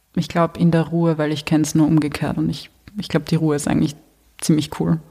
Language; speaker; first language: German; early bilingual, other home language; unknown